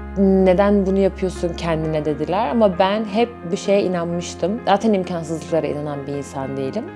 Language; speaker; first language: Turkish; native; Turkish